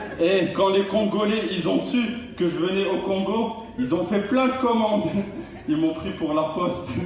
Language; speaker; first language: French; non-native, local second language; Arabic